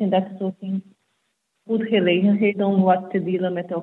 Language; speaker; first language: Dutch; non-native, fluent; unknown